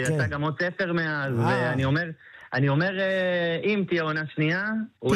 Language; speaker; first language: Hebrew; native; Hebrew